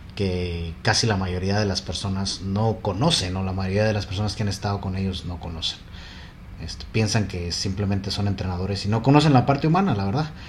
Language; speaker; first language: Spanish; native; Spanish